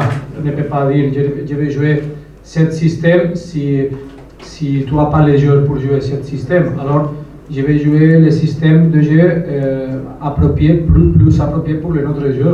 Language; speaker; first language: French; non-native, learner; Spanish